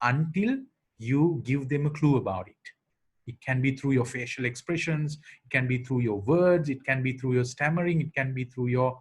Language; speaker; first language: English; non-native, local second language; Sinhala